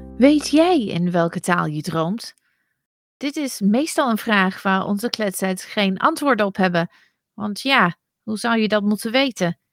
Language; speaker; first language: Dutch; non-native, fluent; English